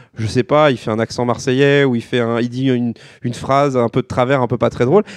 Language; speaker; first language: French; native; French